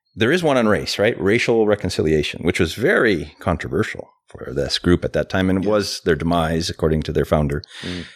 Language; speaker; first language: English; native; English